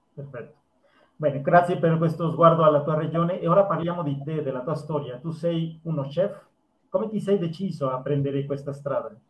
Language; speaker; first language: Italian; non-native, fluent; Spanish